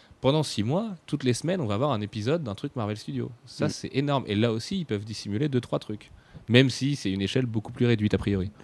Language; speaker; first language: French; native; French